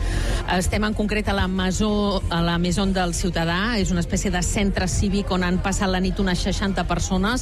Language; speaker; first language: Catalan; native; Catalan